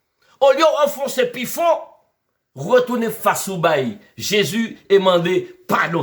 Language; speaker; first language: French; non-native, learner; Haitian Creole